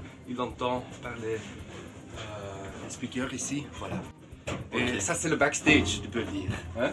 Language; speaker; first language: French; non-native, fluent; Dutch